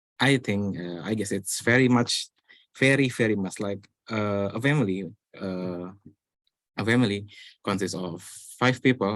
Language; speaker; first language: English; non-native, learner; Indonesian